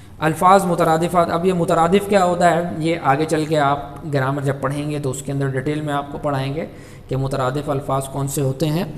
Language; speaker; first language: Urdu; native; Urdu